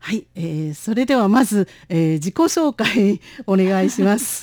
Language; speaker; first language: Japanese; non-native, fluent; Chinese